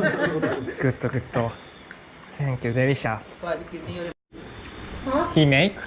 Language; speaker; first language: English; non-native, learner; Japanese